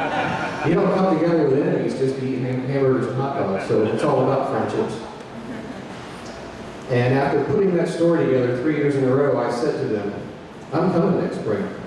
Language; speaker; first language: English; native; English